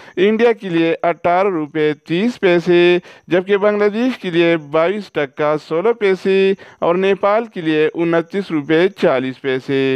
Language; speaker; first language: Urdu; non-native, local second language; Pashto